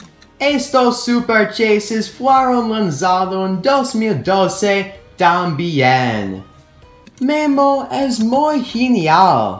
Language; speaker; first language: Spanish; non-native, learner; English